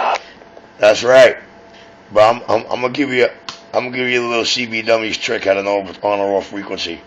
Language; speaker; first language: English; native; English